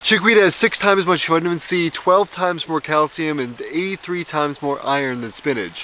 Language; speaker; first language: English; native; English